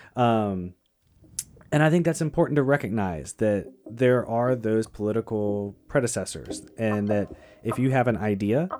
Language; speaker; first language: English; native; English